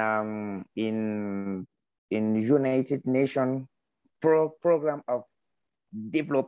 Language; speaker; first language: English; non-native, learner; Arabic